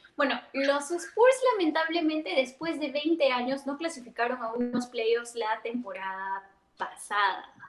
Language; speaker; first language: Spanish; native; Spanish